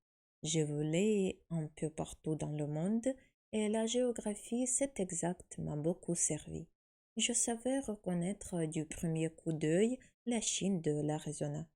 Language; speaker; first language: French; non-native, fluent; Ukrainian